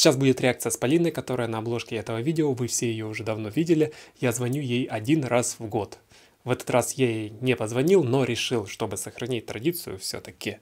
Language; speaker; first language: Russian; native; Russian